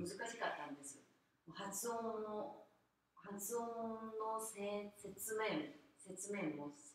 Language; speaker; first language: Japanese; non-native, fluent; Korean